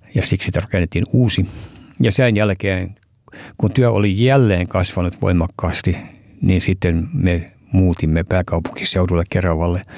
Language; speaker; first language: Finnish; non-native, fluent; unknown